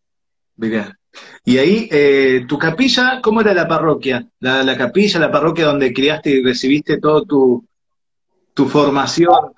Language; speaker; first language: Spanish; native; Spanish